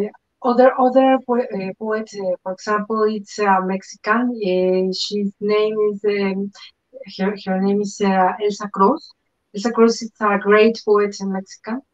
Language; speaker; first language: English; non-native, learner; Spanish